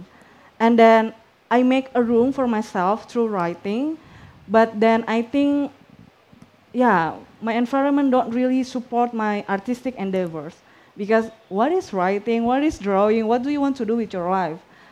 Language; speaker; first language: English; non-native, fluent; Indonesian